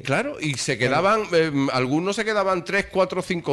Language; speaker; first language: Spanish; native; Spanish